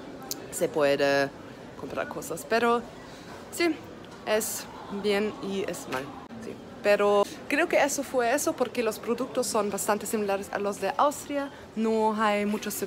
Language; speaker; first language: Spanish; non-native, learner; German